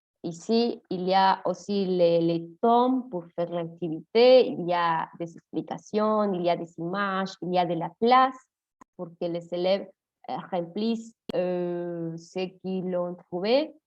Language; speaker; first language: French; non-native, fluent; Spanish